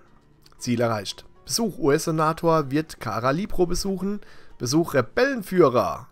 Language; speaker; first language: German; native; German